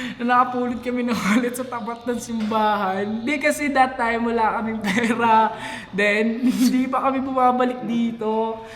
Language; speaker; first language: Filipino; native; Filipino